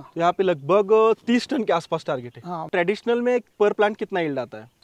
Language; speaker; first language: Hindi; non-native, local second language; Marathi